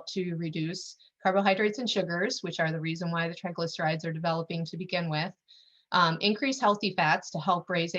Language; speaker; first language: English; native; English